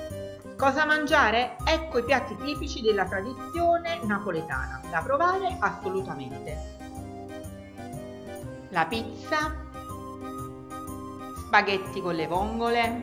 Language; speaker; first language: Italian; native; Italian